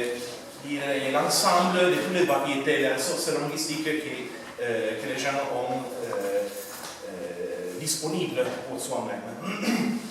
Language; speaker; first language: French; non-native, fluent; Italian